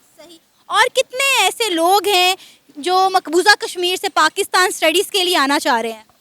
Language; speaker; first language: Urdu; native; Urdu